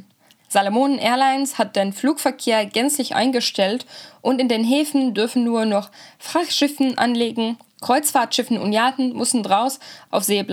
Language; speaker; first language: German; native; German